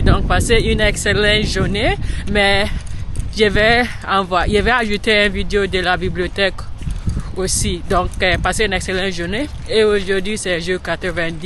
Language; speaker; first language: French; non-native, learner; English